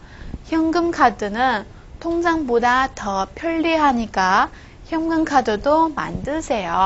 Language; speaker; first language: Korean; non-native, fluent; Chinese